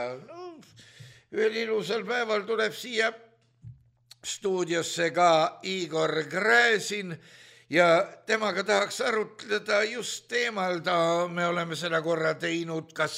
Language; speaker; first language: Estonian; native; Estonian